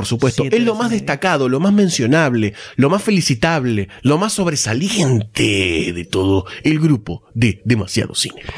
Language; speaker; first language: Spanish; native; Spanish